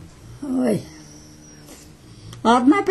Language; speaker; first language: Russian; non-native, local second language; Kazakh